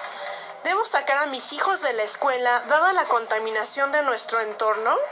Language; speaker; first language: Spanish; native; Spanish